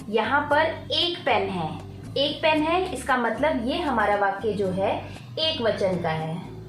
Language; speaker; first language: Hindi; native; Hindi